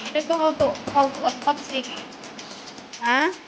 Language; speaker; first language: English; non-native, local second language; Filipino